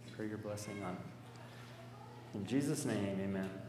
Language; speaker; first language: English; native; English